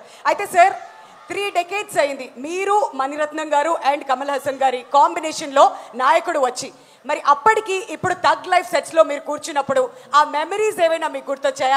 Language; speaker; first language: Telugu; native; Telugu